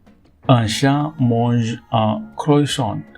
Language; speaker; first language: French; non-native, learner; Hindi